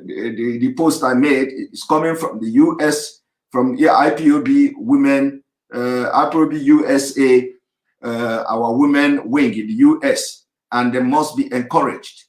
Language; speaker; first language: English; non-native, local second language; Igbo